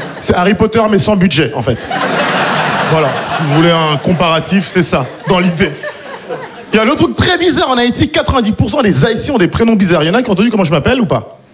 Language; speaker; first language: French; native; French